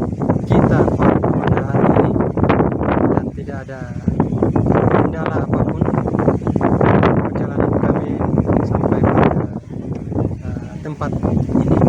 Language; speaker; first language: Indonesian; non-native, fluent; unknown